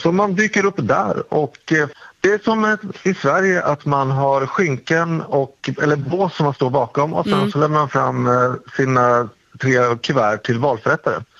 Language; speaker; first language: Swedish; native; Swedish